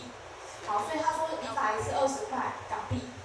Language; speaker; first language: Chinese; native; Chinese